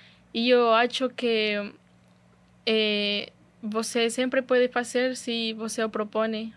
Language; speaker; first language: Portuguese; non-native, learner; Spanish